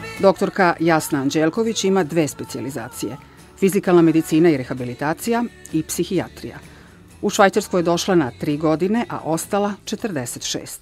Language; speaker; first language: Serbian; native; Serbian